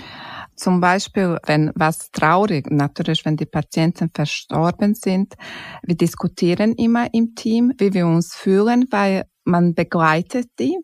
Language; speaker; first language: German; non-native, fluent; Croatian